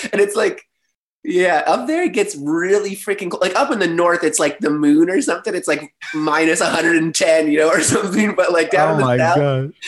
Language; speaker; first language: English; native; English